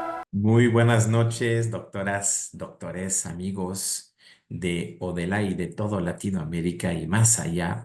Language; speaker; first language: Spanish; native; Spanish